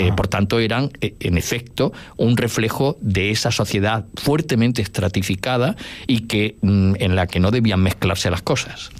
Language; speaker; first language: Spanish; native; Spanish